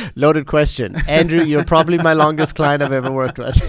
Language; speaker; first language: English; native; English